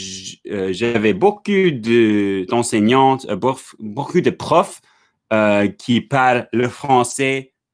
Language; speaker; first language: French; non-native, learner; English